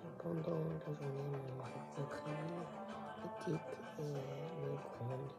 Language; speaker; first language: French; non-native, learner; Japanese